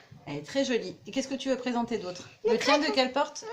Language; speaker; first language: French; native; French